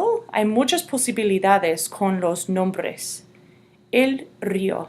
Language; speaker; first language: Spanish; non-native, fluent; English